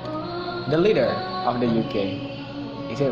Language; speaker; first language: English; non-native, fluent; Indonesian